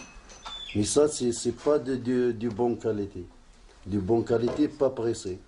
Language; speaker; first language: French; non-native, learner; Arabic